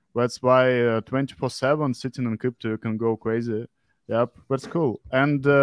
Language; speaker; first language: English; non-native, fluent; Russian